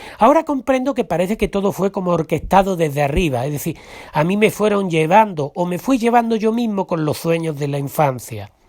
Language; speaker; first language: Spanish; native; Spanish